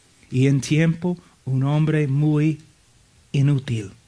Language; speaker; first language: Spanish; non-native, fluent; English